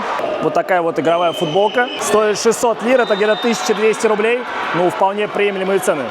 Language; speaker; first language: Russian; native; Russian